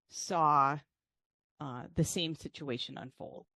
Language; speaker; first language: English; native; English